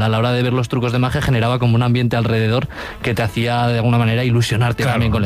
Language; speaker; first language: Spanish; native; Spanish